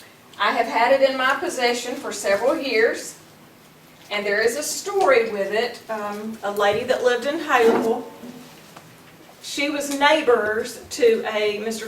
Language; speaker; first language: English; native; English